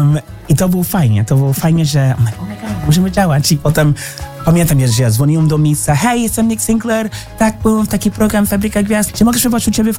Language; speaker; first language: Polish; non-native, learner; English